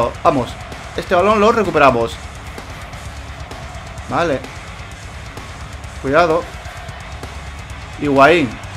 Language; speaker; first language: Spanish; native; Spanish